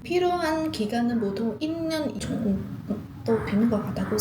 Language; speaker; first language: Korean; non-native, learner; Vietnamese